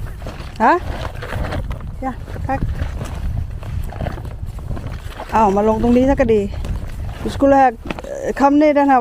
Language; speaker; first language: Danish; non-native, learner; Thai